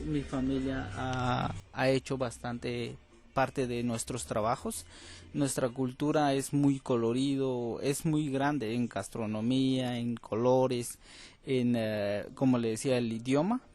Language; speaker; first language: Spanish; non-native, local second language; Kʼicheʼ